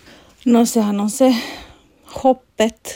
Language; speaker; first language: Finnish; non-native, local second language; Swedish